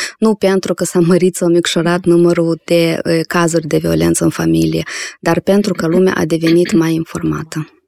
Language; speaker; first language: Romanian; native; Romanian